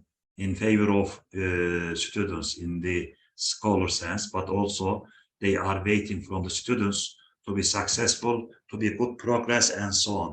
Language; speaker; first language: English; non-native, fluent; Turkish